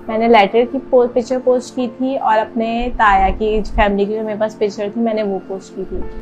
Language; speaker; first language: Urdu; native; Urdu